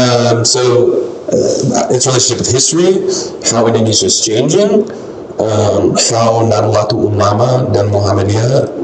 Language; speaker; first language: English; non-native, fluent; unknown